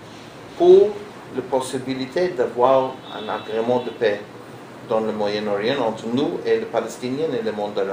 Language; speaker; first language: French; non-native, learner; Hebrew